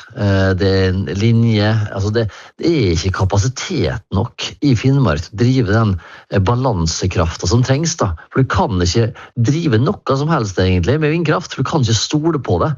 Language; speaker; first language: Norwegian; native; Norwegian